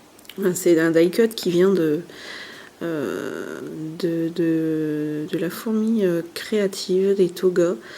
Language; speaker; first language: French; native; French